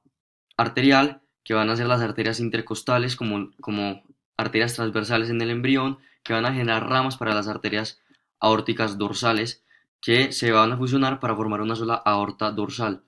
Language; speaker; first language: Spanish; native; Spanish